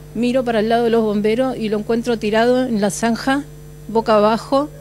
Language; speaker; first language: Spanish; native; Spanish